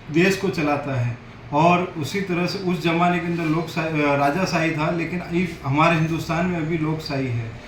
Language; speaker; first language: Hindi; non-native, local second language; Gujarati